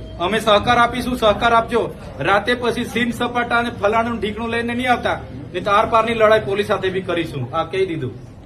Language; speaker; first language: Gujarati; non-native, local second language; Vasavi